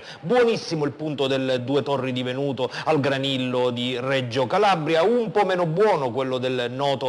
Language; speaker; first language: Italian; native; Italian